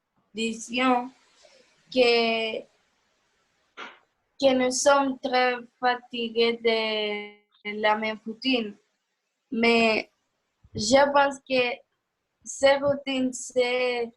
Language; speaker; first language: French; non-native, learner; Spanish